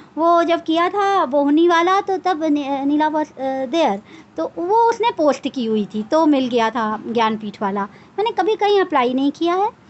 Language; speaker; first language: Hindi; native; Hindi